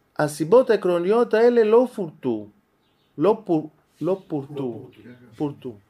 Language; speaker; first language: Hebrew; non-native, fluent; Greek